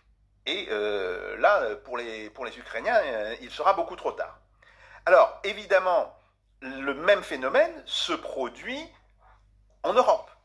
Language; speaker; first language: French; native; French